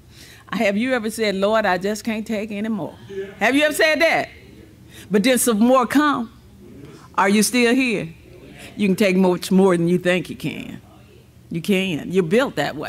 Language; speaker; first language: English; native; English